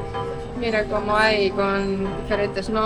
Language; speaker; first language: Spanish; non-native, fluent; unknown